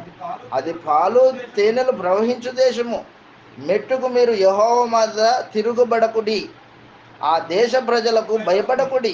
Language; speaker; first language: Telugu; native; Telugu